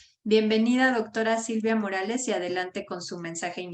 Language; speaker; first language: Spanish; native; Spanish